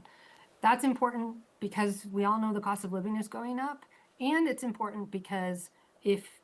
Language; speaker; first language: English; native; English